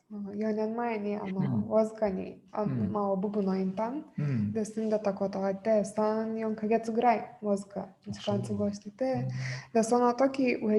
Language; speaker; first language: Japanese; non-native, fluent; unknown